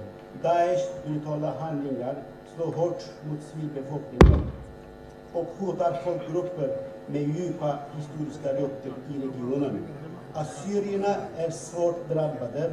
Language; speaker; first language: Swedish; early bilingual, other home language; Assyrian Neo-Aramaic